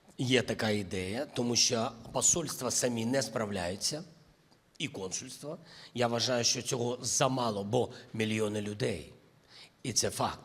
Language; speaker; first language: Ukrainian; non-native, local second language; Russian